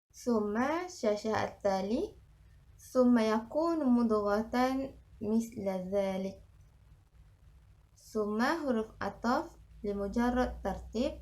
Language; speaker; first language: Arabic; non-native, learner; Malay